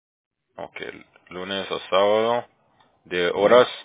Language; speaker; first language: Spanish; native; Spanish